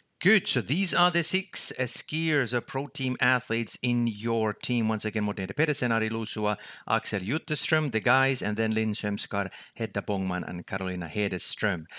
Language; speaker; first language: English; non-native, fluent; Finnish